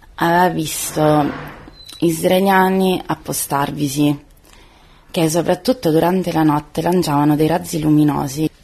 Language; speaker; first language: Italian; native; Italian